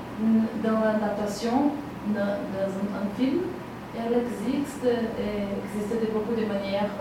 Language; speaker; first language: French; non-native, fluent; Portuguese